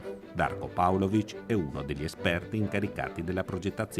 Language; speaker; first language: Italian; native; Italian